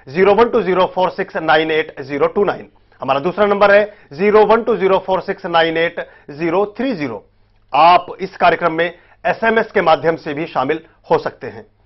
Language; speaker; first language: Hindi; native; Hindi